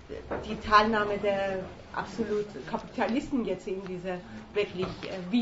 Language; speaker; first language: German; non-native, learner; Persian